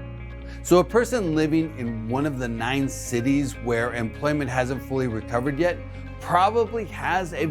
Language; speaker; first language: English; native; English